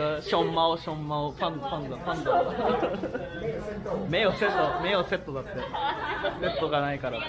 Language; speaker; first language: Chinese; non-native, learner; Japanese